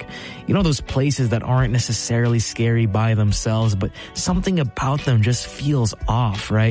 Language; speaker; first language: English; native; English